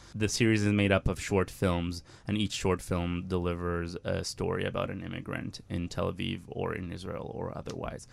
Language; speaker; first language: English; non-native, fluent; Italian